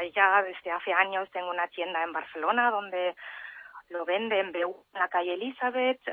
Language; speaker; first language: Spanish; early bilingual, heritage; German